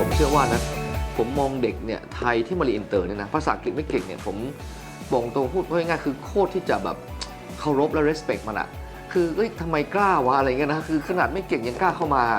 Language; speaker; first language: Thai; native; Thai